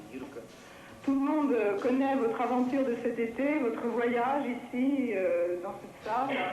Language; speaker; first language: French; non-native, fluent; Russian